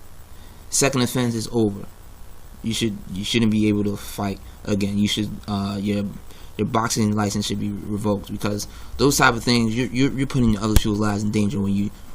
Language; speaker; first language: English; native; English